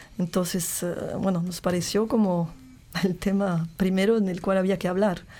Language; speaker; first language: Spanish; non-native, fluent; French